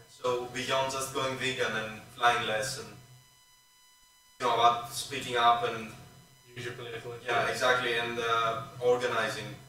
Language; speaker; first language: English; non-native, fluent; Greek